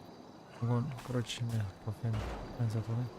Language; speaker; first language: Russian; non-native, learner; Kara-Kalpak